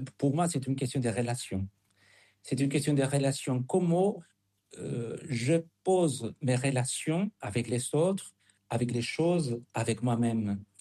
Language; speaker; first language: French; non-native, fluent; Spanish